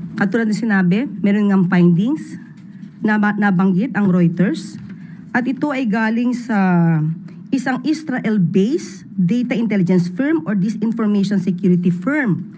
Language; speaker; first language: Filipino; native; Filipino